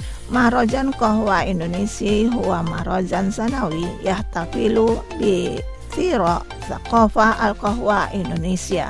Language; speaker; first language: Arabic; non-native, fluent; Indonesian